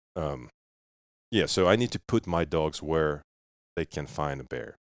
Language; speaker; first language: English; non-native, fluent; Russian